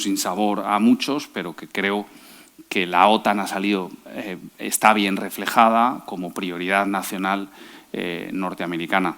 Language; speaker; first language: Spanish; native; Spanish